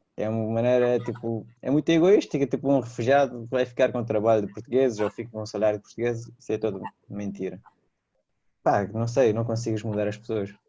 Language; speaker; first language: Portuguese; non-native, fluent; Persian